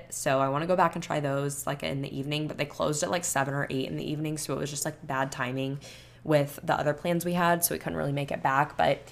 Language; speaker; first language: English; native; English